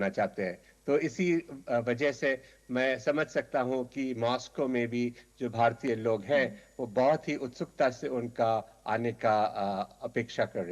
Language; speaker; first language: Hindi; native; Hindi